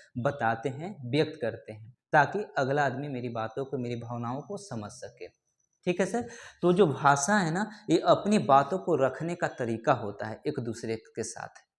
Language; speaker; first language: Hindi; native; Hindi